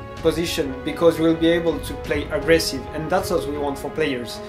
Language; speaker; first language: English; non-native, fluent; French